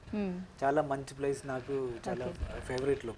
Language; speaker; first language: Telugu; non-native, local second language; Malayalam